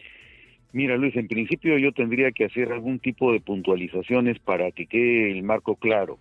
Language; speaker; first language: Spanish; native; Spanish